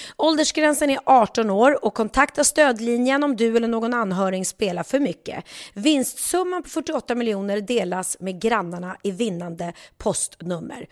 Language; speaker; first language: Swedish; native; Swedish